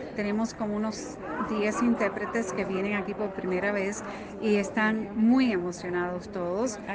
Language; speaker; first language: Spanish; native; Spanish